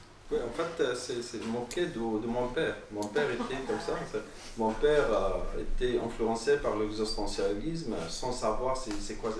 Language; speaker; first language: French; non-native, learner; Arabic